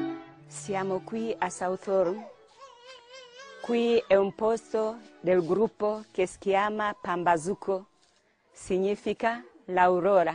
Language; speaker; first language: Italian; non-native, fluent; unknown